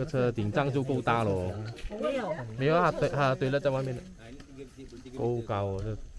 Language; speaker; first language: Chinese; native; Chinese